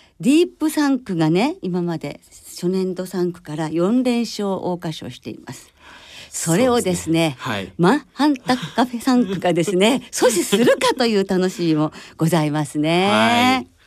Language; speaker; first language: Japanese; native; Japanese